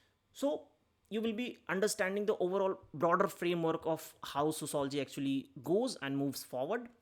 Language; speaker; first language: English; non-native, local second language; Hindi